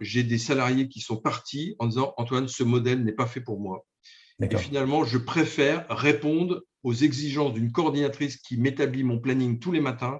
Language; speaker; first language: French; native; French